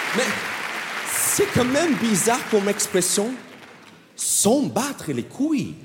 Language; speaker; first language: French; non-native, fluent; English